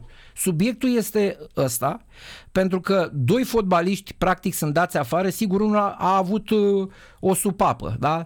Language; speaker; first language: Romanian; native; Romanian